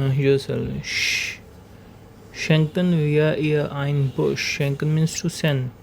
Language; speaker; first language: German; non-native, learner; Hindi